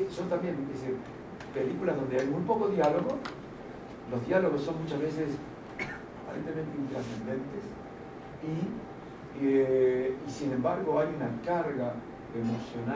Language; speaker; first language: Spanish; native; Spanish